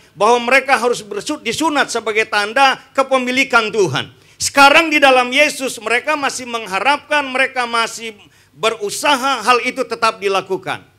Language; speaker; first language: Indonesian; native; Indonesian